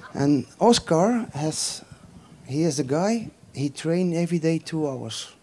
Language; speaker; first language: English; non-native, fluent; Dutch